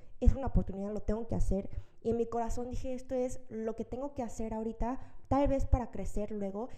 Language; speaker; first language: Spanish; early bilingual, other home language; Korean